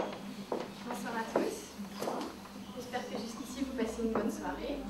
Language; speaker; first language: French; native; French